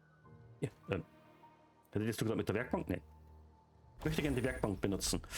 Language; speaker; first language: German; native; German